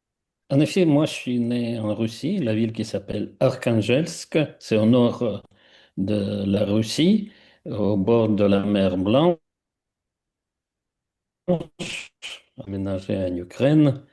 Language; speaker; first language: French; non-native, fluent; Russian